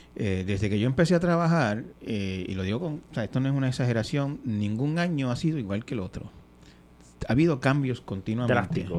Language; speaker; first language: Spanish; native; Spanish